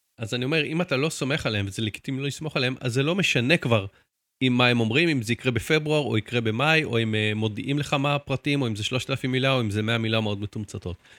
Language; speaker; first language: Hebrew; native; Hebrew